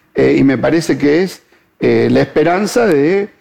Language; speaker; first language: Spanish; native; Spanish